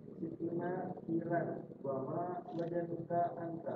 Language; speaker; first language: Arabic; non-native, learner; Indonesian